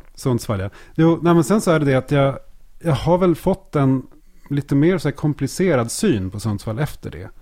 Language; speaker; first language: Swedish; native; Swedish